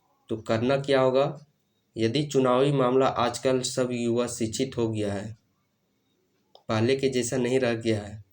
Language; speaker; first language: Hindi; native; Hindi